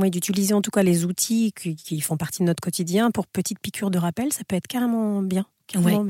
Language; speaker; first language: French; native; French